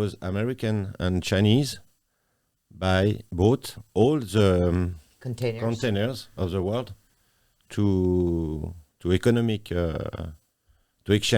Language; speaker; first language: English; non-native, learner; French